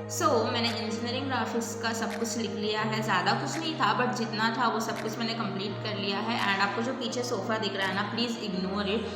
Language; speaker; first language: Hindi; non-native, local second language; Marathi